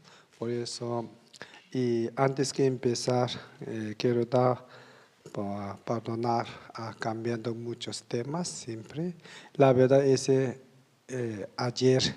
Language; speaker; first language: Spanish; non-native, learner; Tibetan